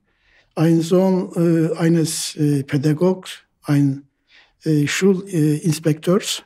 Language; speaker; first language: German; non-native, fluent; Turkish